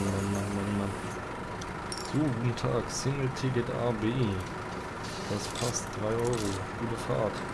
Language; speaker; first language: German; native; German